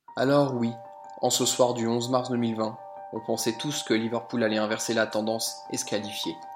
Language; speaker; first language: French; native; French